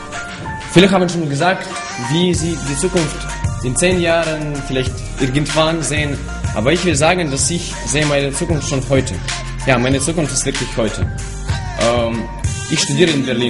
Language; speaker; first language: German; non-native, fluent; Russian